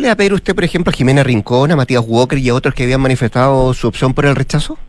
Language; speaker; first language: Spanish; native; Spanish